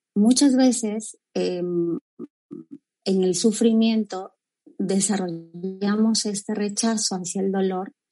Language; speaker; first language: Spanish; native; Spanish